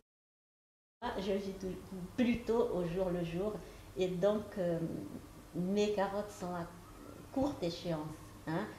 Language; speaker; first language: French; non-native, fluent; Portuguese